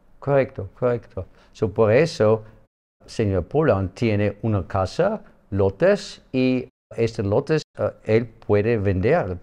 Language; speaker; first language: Spanish; non-native, learner; German